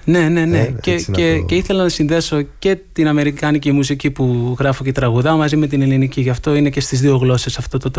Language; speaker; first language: Greek; early bilingual, heritage; Greek